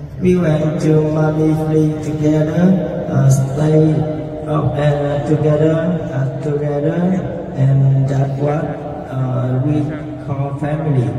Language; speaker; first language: English; non-native, learner; Vietnamese